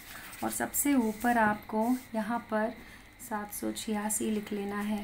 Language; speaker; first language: Hindi; native; Hindi